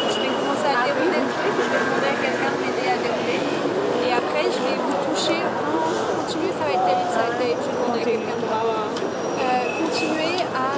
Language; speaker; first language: French; native; French